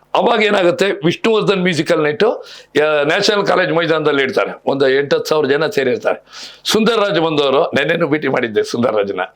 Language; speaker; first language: Kannada; native; Kannada